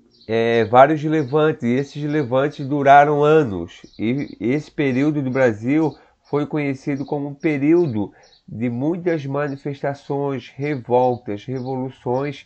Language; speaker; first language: Portuguese; native; Portuguese